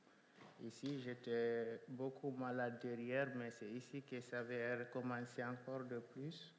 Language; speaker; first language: French; non-native, local second language; Fula